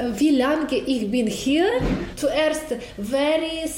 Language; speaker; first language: German; non-native, learner; Ukrainian